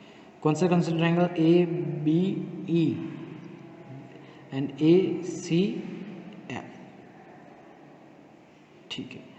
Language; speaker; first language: Hindi; native; Hindi